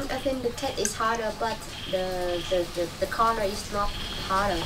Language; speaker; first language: English; non-native, learner; Vietnamese